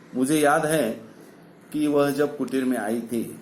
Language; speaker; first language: Hindi; non-native, local second language; Marathi